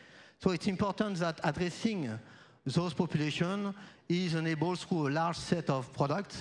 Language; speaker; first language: English; non-native, fluent; French